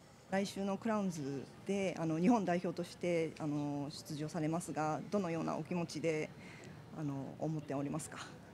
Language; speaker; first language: Japanese; native; Japanese